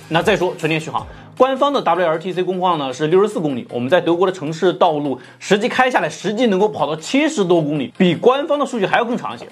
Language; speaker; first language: Chinese; native; Chinese